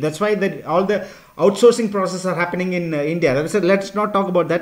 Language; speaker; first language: English; non-native, local second language; Tamil